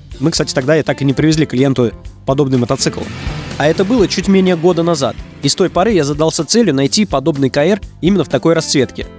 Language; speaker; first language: Russian; native; Russian